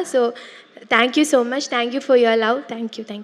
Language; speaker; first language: Telugu; non-native, learner; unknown